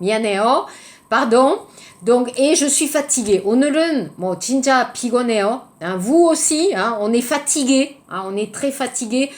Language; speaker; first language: French; native; French